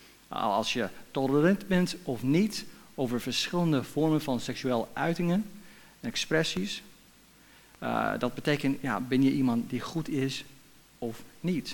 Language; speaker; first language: Dutch; non-native, fluent; English